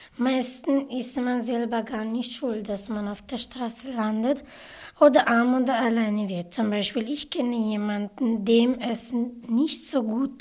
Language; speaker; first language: German; early bilingual, other home language; Bangla